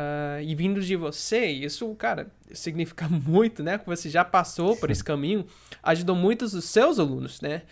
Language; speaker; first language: Portuguese; non-native, fluent; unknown